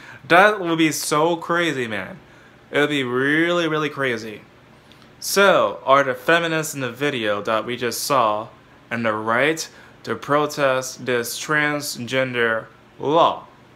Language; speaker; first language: English; native; English